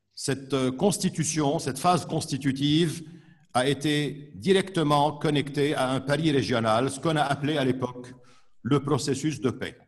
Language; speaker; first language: French; non-native, local second language; Arabic